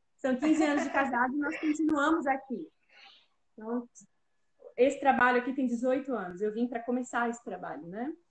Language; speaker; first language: Portuguese; native; Portuguese